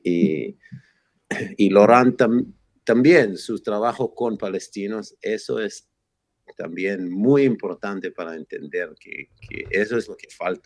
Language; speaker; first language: Spanish; non-native, fluent; Hebrew